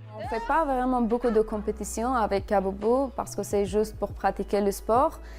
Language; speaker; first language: French; non-native, fluent; Persian